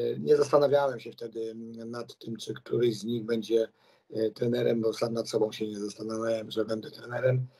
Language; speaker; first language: Polish; native; Polish